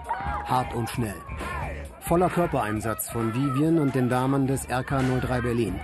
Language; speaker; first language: German; native; German